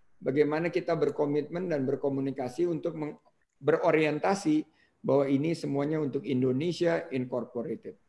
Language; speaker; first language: Indonesian; native; Indonesian